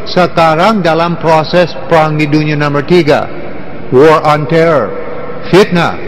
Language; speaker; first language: Indonesian; non-native, learner; English